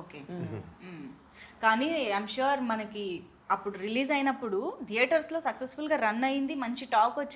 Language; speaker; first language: Telugu; native; Telugu